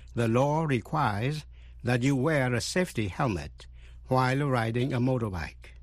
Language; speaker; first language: English; non-native, fluent; Vietnamese